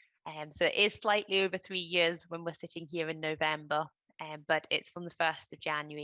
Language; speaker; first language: English; native; English